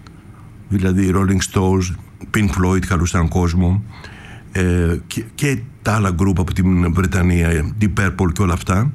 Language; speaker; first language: Greek; native; Greek